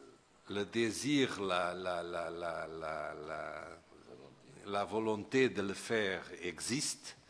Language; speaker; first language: French; non-native, fluent; Portuguese